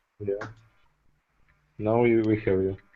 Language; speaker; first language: English; non-native, fluent; Russian